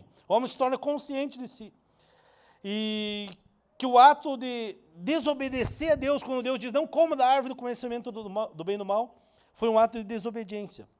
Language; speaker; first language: Portuguese; native; Portuguese